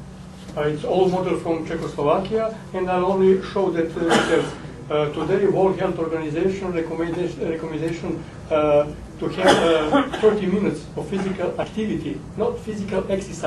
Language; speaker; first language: English; non-native, fluent; Serbian